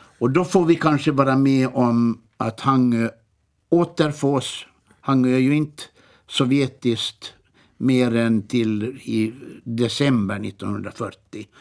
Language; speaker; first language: Swedish; native; Swedish